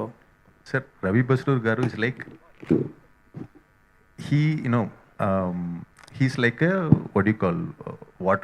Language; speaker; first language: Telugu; non-native, learner; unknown